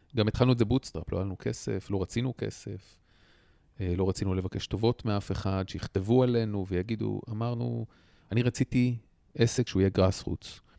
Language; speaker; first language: Hebrew; native; Hebrew